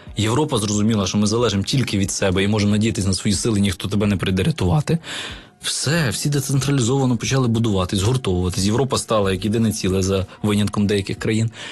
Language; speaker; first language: Ukrainian; native; Ukrainian